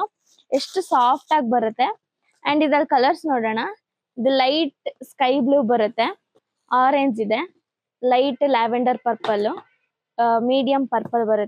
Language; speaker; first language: Kannada; native; Kannada